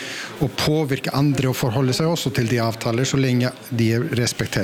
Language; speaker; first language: Norwegian; non-native, fluent; Icelandic